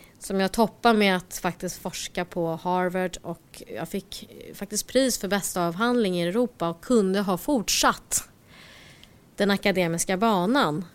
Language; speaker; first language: Swedish; early bilingual, other home language; Korean